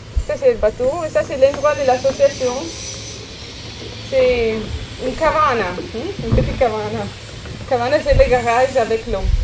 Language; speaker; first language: French; non-native, learner; Italian